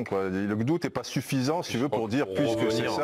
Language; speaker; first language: French; native; French